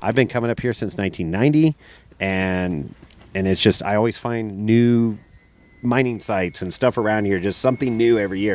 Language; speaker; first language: English; native; English